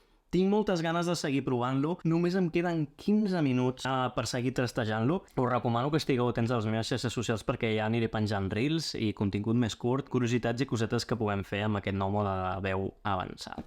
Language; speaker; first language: Catalan; native; Catalan